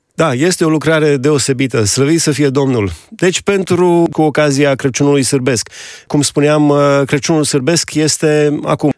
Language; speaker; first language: Romanian; native; Romanian